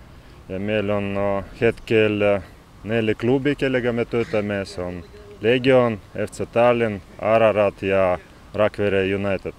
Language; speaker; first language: Estonian; non-native, local second language; Russian